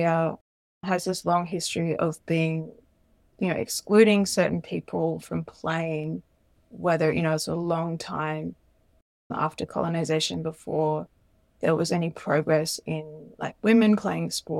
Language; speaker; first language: English; native; English